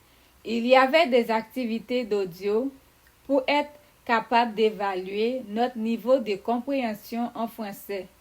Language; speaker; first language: French; non-native, fluent; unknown